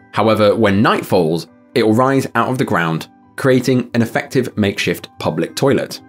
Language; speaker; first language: English; native; English